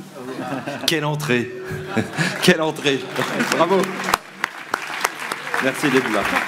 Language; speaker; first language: French; native; French